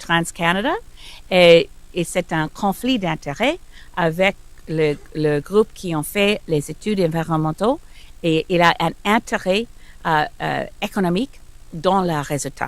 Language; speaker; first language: French; non-native, learner; English